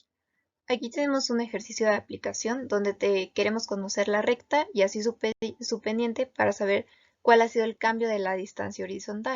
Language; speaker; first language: Spanish; native; Spanish